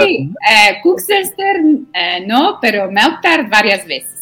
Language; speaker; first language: Spanish; non-native, learner; Afrikaans